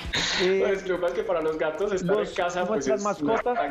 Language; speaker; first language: Spanish; native; Spanish